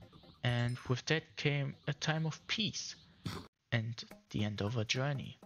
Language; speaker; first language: English; non-native, fluent; German